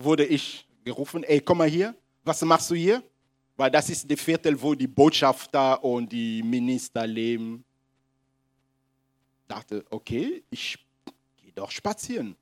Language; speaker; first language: German; non-native, fluent; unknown